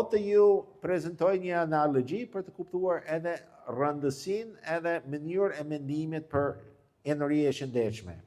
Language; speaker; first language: Albanian; non-native, fluent; English